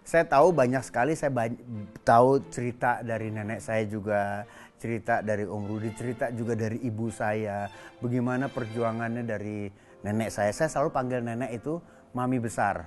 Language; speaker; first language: Indonesian; native; Indonesian